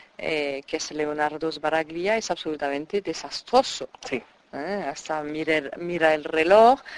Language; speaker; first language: Spanish; non-native, fluent; French